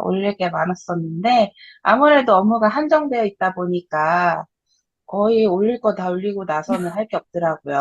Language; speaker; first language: Korean; native; Korean